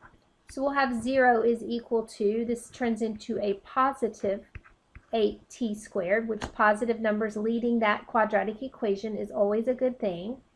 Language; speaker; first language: English; native; English